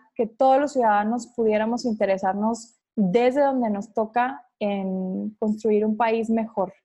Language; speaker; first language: Spanish; native; Spanish